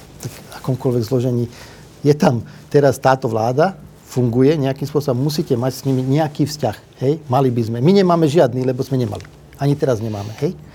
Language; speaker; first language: Slovak; non-native, local second language; Hungarian